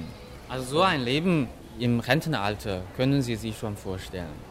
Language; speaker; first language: German; non-native, fluent; Chinese